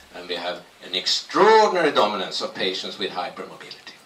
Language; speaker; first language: English; non-native, fluent; Swedish